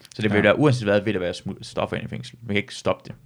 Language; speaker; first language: Danish; native; Danish